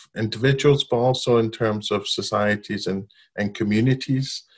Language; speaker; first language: English; non-native, fluent; Arabic